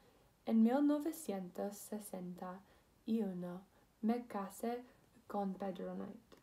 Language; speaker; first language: Spanish; non-native, learner; English